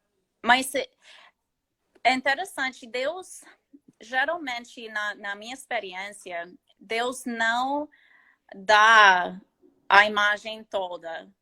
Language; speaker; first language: Portuguese; non-native, fluent; English